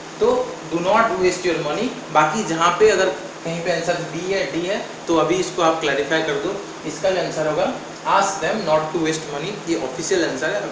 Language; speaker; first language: Hindi; non-native, local second language; Odia